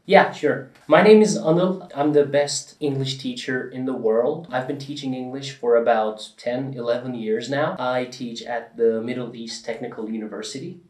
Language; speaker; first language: English; non-native, fluent; Turkish